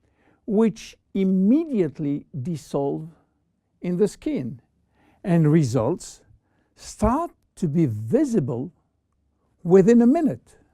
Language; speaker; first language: English; non-native, fluent; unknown